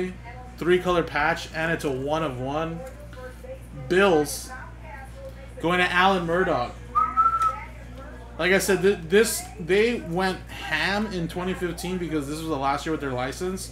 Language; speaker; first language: English; native; English